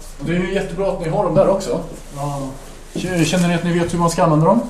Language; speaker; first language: Swedish; native; Swedish